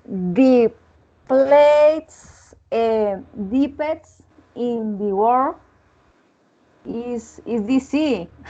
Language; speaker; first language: English; non-native, learner; Spanish